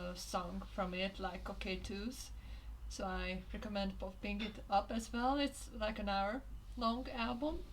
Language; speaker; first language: English; non-native, fluent; Hungarian